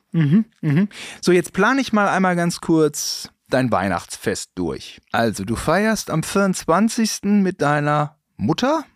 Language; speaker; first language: German; native; German